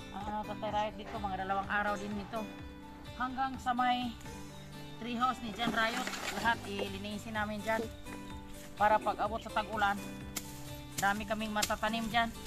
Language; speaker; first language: Filipino; non-native, local second language; Cebuano